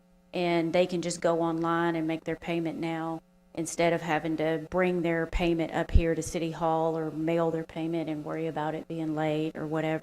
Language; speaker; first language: English; native; English